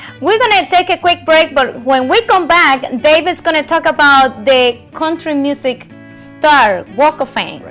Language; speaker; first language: English; non-native, fluent; Spanish